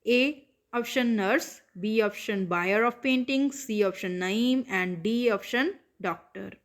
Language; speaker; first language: English; non-native, local second language; Punjabi